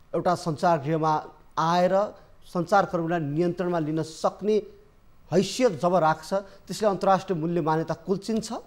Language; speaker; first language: Nepali; native; Nepali